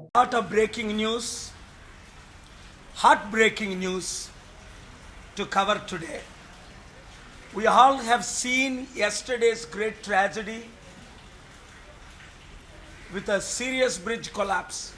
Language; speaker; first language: English; non-native, local second language; Telugu